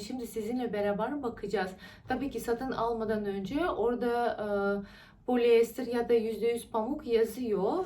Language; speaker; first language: Turkish; non-native, fluent; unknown